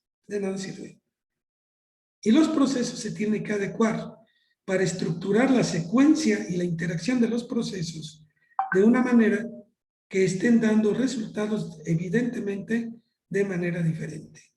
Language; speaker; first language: Spanish; native; Spanish